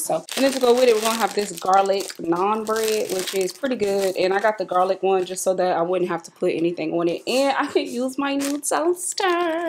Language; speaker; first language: English; native; English